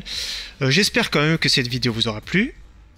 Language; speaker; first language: French; native; French